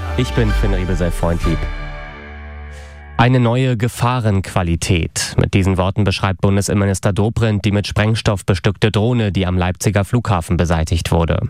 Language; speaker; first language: German; native; German